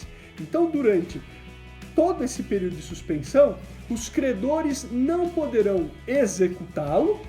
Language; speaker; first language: Portuguese; native; Portuguese